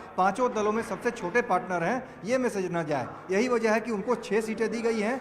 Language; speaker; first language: Hindi; native; Hindi